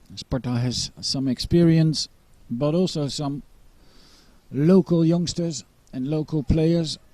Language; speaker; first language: English; non-native, fluent; Dutch